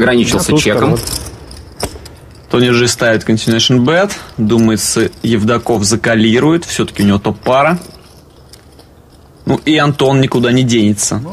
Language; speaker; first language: Russian; native; Russian